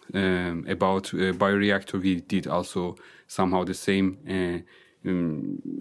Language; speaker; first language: English; non-native, fluent; Azerbaijani